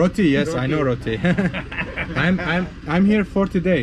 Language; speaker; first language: English; non-native, fluent; Azerbaijani